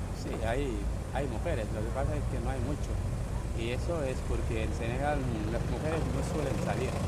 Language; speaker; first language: Spanish; non-native, fluent; Wolof